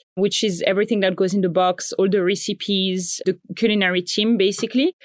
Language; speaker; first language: English; non-native, fluent; French